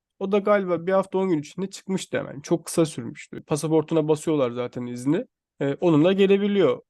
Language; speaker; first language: Turkish; native; Turkish